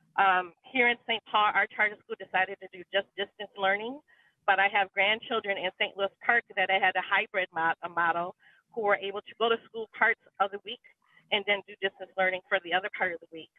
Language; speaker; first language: English; native; English